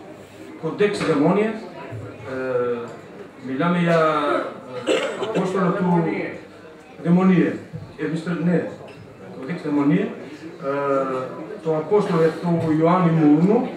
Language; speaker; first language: Greek; non-native, fluent; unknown